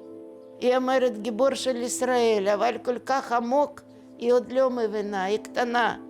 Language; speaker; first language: Hebrew; non-native, learner; Russian